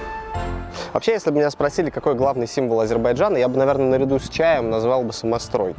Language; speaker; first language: Russian; native; Russian